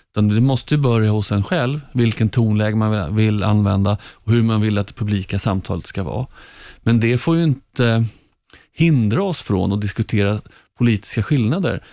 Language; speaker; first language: Swedish; native; Swedish